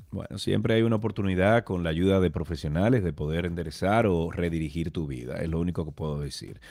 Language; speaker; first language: Spanish; native; Spanish